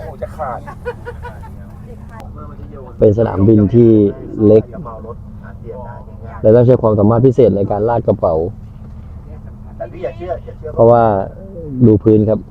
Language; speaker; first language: Thai; native; Thai